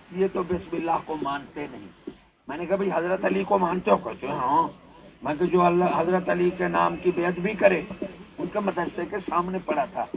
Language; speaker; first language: Urdu; non-native, local second language; Punjabi